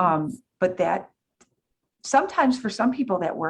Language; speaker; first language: English; native; English